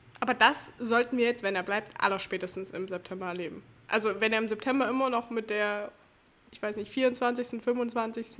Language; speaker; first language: German; native; German